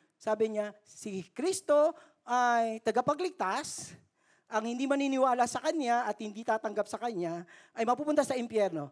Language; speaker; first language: Filipino; native; Filipino